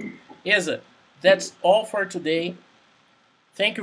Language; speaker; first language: English; non-native, fluent; Portuguese